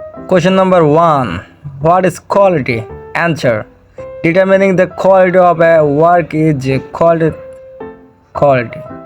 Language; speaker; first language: English; non-native, local second language; Bangla